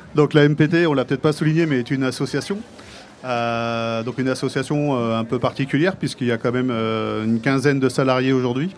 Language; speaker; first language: French; native; French